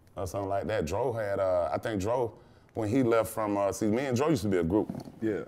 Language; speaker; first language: English; native; English